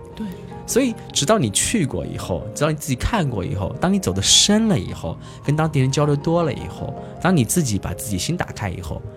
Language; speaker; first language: Chinese; native; Chinese